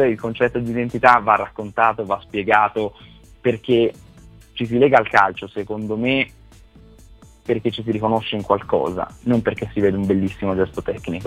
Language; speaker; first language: Italian; native; Italian